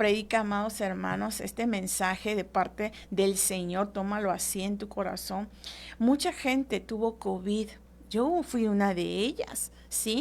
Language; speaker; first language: Spanish; native; Spanish